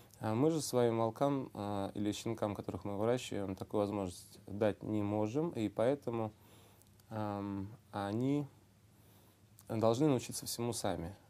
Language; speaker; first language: Russian; native; Russian